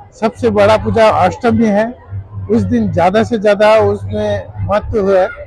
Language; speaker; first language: Hindi; non-native, local second language; Bangla